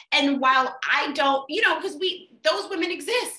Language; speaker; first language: English; native; English